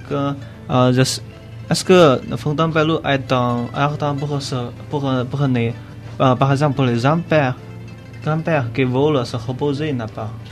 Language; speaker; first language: French; non-native, learner; Chinese